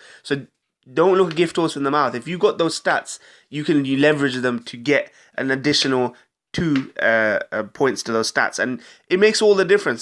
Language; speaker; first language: English; native; English